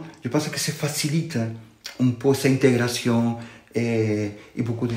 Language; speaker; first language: French; non-native, fluent; Spanish